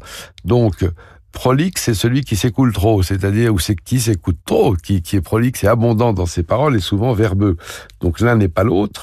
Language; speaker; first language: French; native; French